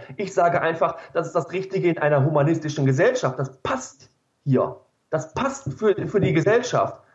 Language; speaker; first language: German; native; German